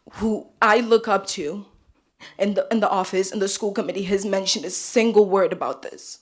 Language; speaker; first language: English; early bilingual, other home language; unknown